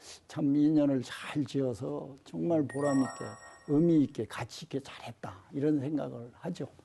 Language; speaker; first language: Korean; native; Korean